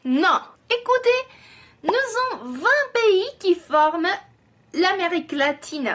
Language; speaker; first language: French; non-native, fluent; Spanish